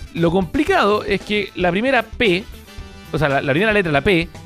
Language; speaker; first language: Spanish; native; Spanish